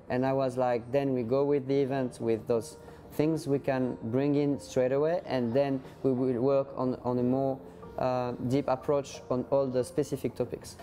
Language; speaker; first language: English; non-native, fluent; French